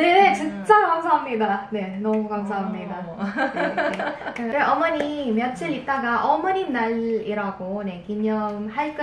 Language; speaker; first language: Korean; non-native, fluent; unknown